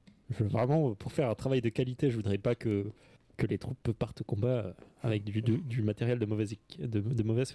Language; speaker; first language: French; native; French